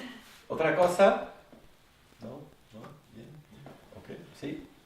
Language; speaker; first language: Spanish; non-native, fluent; French